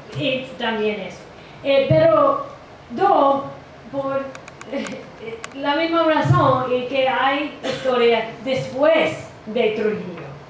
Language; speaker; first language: Spanish; non-native, fluent; English